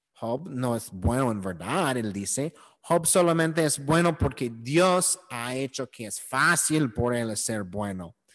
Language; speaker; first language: Spanish; non-native, learner; English